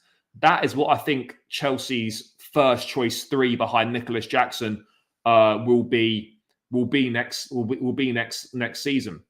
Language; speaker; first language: English; native; English